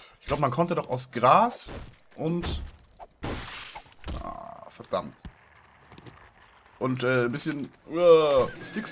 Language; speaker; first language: German; native; German